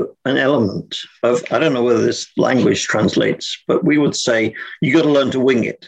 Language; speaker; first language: English; native; English